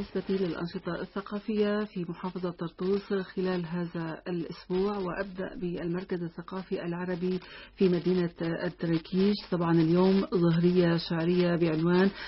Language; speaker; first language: Arabic; native; Arabic